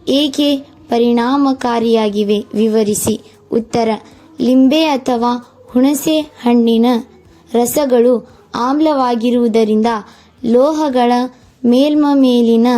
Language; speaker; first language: Kannada; native; Kannada